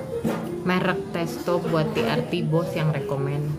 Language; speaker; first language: Indonesian; native; Indonesian